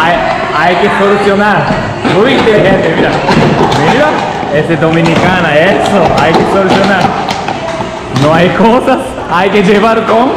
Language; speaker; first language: Spanish; non-native, learner; Japanese